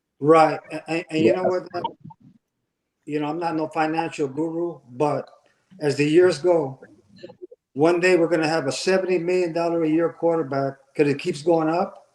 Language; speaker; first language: English; native; English